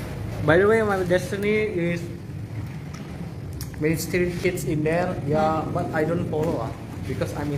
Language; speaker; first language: English; non-native, learner; Indonesian